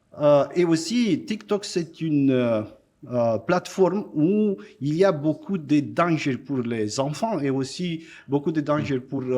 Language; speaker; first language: French; non-native, fluent; Romanian